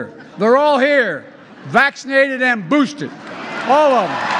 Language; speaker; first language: English; native; English